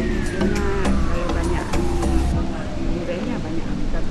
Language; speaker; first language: Indonesian; non-native, local second language; Achinese